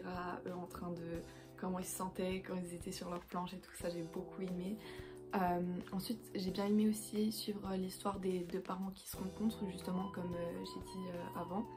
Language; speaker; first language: French; native; French